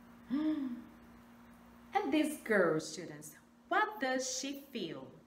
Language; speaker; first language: English; non-native, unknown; Portuguese